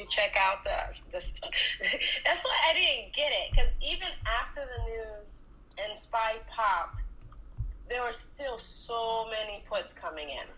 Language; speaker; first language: English; native; English